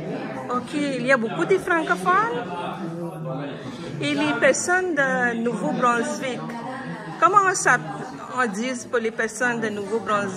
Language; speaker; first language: French; non-native, learner; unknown